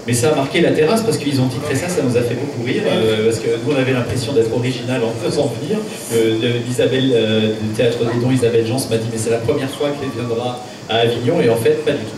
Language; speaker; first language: French; native; French